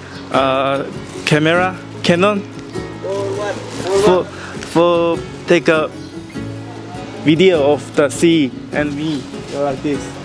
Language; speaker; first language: English; non-native, learner; Korean